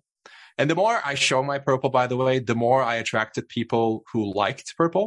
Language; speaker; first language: English; non-native, fluent; Turkish